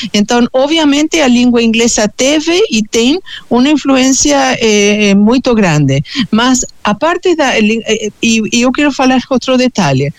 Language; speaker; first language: Portuguese; non-native, fluent; Spanish